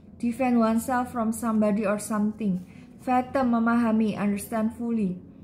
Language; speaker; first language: English; non-native, learner; Indonesian